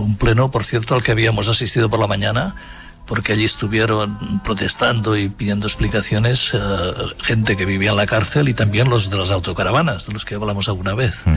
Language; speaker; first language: Spanish; native; Spanish